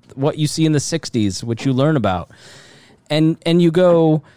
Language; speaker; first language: English; early bilingual, other home language; German